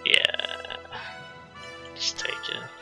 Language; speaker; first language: English; native; English